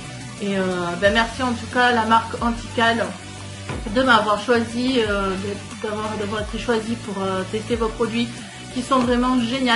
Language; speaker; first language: French; native; French